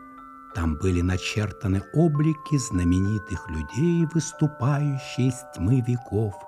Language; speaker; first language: Russian; native; Russian